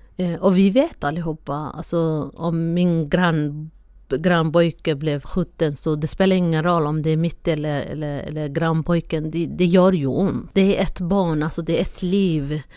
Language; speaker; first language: Swedish; non-native, fluent; Somali